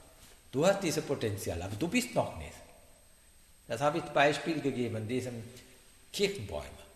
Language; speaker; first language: German; non-native, fluent; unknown